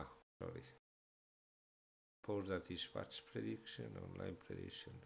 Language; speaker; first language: English; non-native, learner; German